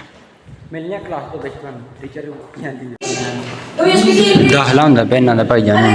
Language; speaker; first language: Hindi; non-native, local second language; Punjabi